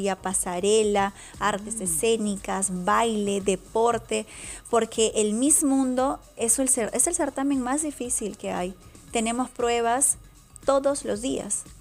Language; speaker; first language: Spanish; native; Spanish